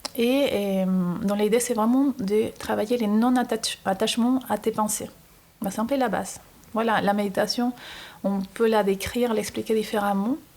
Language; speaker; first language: French; non-native, fluent; Spanish